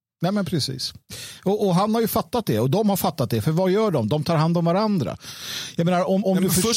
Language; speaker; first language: Swedish; native; Swedish